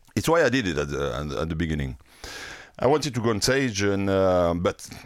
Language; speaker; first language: English; non-native, fluent; French